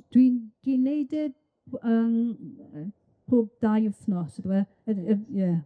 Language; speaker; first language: Welsh; non-native, local second language; English